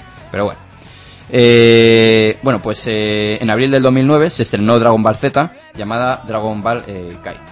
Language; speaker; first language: Spanish; native; Spanish